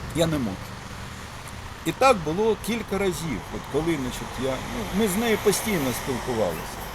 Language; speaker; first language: Ukrainian; non-native, fluent; Russian